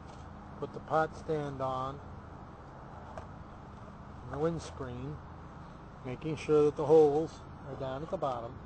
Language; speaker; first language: English; native; English